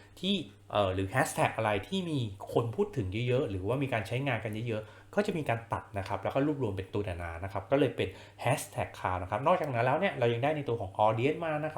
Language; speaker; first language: Thai; native; Thai